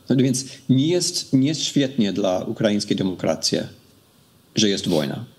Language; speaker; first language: Polish; non-native, fluent; English